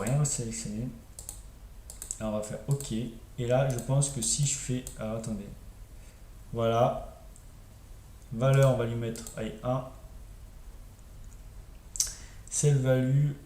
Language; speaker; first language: French; native; French